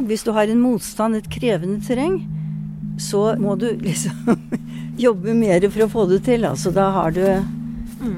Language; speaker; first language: Norwegian; native; Norwegian